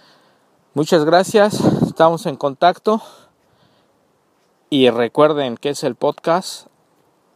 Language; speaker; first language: Spanish; native; Spanish